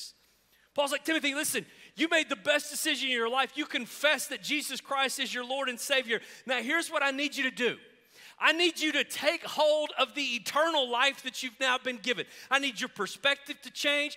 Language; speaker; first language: English; native; English